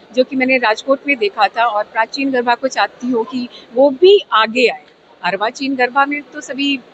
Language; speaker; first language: Hindi; native; Hindi